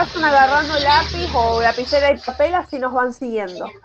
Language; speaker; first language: Spanish; native; Spanish